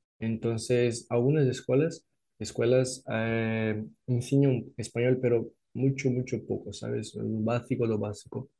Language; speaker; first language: Spanish; non-native, fluent; Portuguese